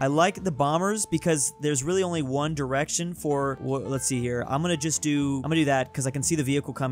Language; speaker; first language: English; native; English